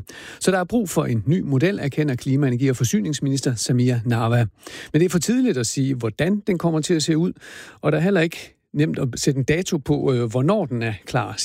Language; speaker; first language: Danish; native; Danish